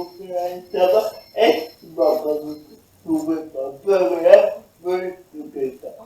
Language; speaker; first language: Basque; non-native, learner; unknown